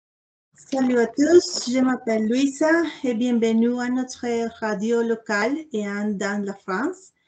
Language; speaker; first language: French; non-native, learner; Spanish